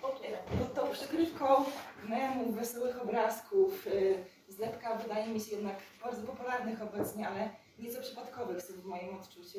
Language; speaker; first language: Polish; native; Polish